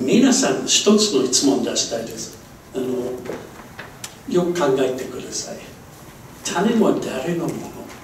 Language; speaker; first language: Japanese; non-native, learner; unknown